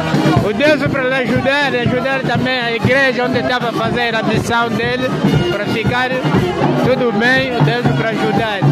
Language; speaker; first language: Portuguese; non-native, learner; Lingala